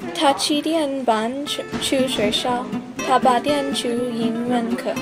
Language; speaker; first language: Chinese; non-native, learner; English